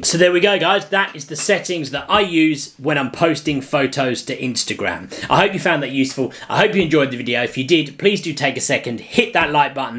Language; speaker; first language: English; native; English